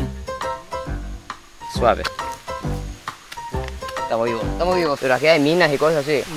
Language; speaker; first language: Spanish; non-native, fluent; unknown